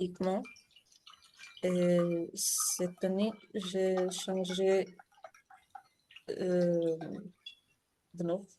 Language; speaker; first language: French; non-native, learner; Portuguese